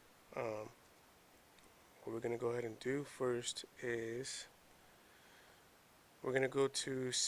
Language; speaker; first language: English; native; English